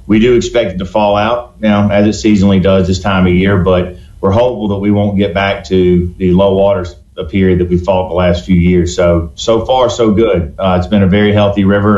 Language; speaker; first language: English; native; English